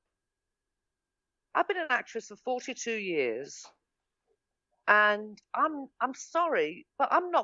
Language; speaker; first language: English; native; English